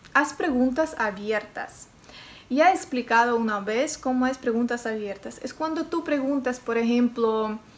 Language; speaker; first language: Spanish; non-native, learner; Ukrainian